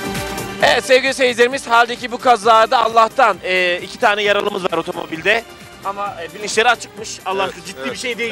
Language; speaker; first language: Turkish; native; Turkish